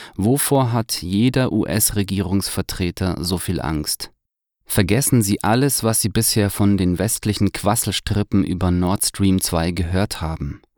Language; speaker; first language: German; native; German